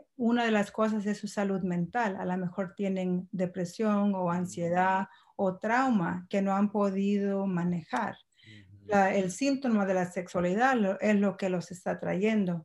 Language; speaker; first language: Spanish; early bilingual, heritage; Spanish